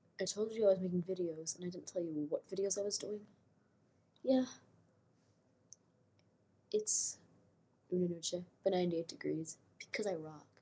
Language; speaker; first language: English; native; English